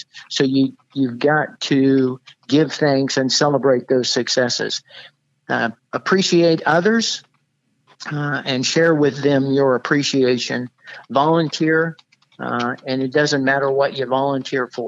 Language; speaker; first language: English; native; English